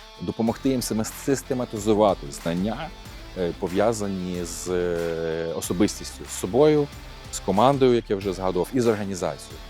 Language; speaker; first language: Ukrainian; native; Ukrainian